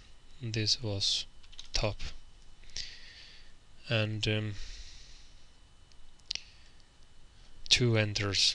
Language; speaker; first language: English; non-native, fluent; Finnish